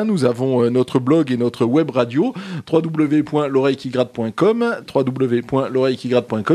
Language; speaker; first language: French; native; French